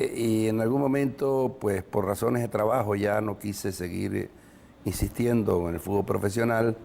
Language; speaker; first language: Spanish; native; Spanish